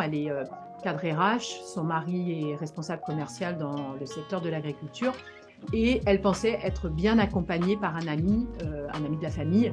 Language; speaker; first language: French; native; French